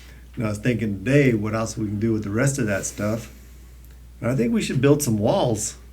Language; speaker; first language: English; native; English